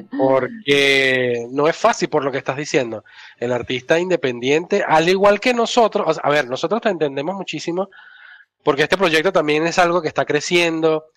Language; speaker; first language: Spanish; native; Spanish